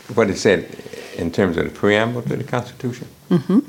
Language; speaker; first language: English; native; English